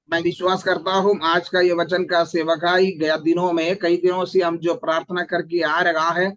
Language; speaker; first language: Hindi; non-native, local second language; Malayalam